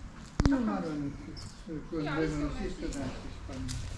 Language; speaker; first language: Estonian; non-native, learner; Ukrainian